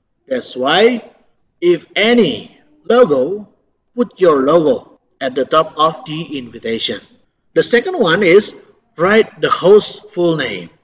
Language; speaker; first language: English; non-native, fluent; Indonesian